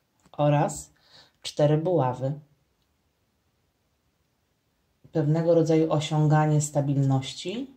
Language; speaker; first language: Polish; native; Polish